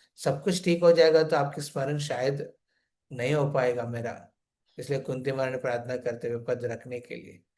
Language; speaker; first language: Hindi; non-native, local second language; Telugu